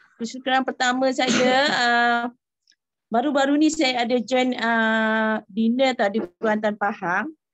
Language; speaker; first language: Malay; native; Malay